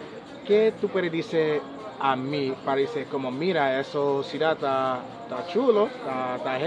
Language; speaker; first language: Spanish; non-native, learner; English